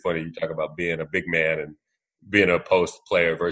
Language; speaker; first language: English; native; English